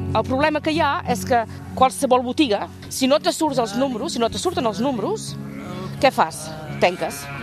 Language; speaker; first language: Catalan; non-native, local second language; French